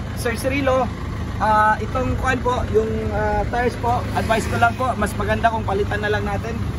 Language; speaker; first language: Filipino; non-native, local second language; Cebuano